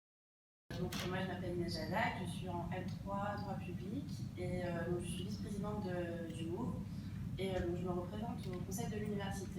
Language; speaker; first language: French; native; French